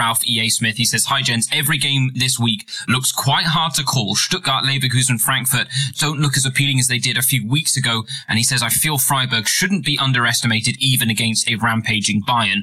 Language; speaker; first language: English; native; English